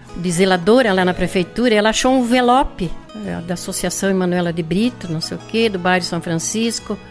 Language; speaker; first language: Portuguese; native; Portuguese